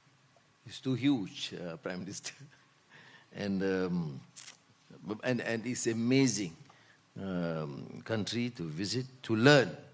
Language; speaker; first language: English; non-native, local second language; Malay